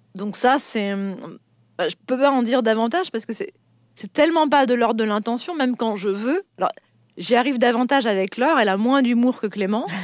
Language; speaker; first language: French; native; French